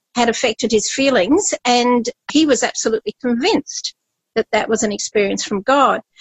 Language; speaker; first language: English; native; English